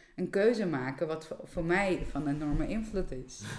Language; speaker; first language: Dutch; non-native, fluent; Russian